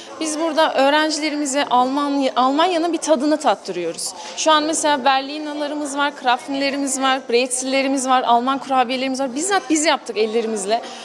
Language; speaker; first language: Turkish; early bilingual, heritage; Turkish